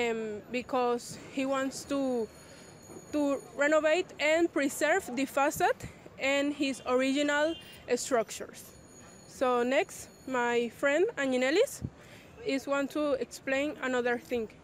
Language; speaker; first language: English; non-native, learner; Spanish